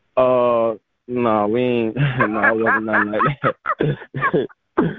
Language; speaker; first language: English; native; English